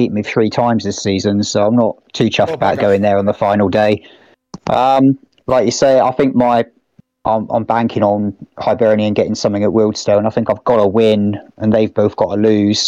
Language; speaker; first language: English; native; English